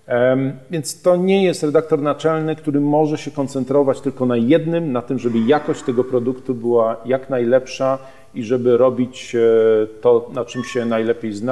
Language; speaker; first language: Polish; native; Polish